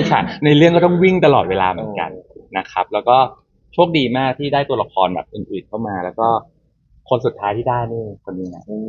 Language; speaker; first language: Thai; native; Thai